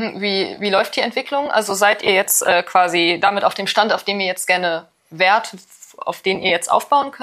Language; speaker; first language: German; native; German